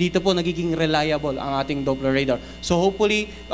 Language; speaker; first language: Filipino; native; Filipino